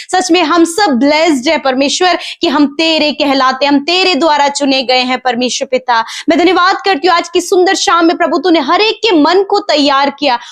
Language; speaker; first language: Hindi; native; Hindi